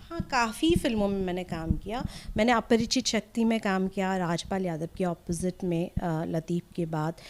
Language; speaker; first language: Hindi; non-native, local second language; Assamese